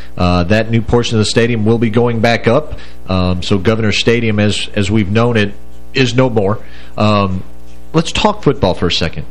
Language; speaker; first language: English; native; English